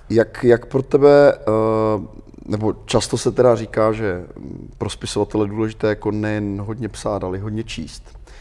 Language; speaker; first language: Czech; native; Czech